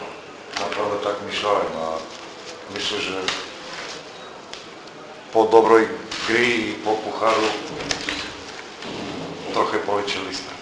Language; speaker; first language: Polish; non-native, learner; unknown